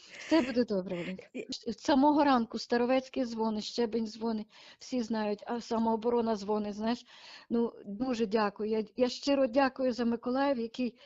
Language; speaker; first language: Ukrainian; native; Ukrainian